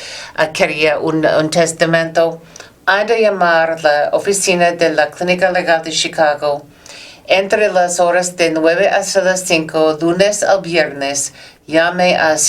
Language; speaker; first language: Spanish; non-native, learner; English